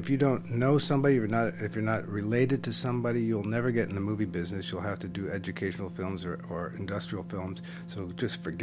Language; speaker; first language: English; native; English